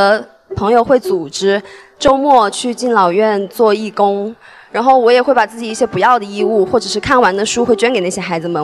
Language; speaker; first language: Chinese; native; Chinese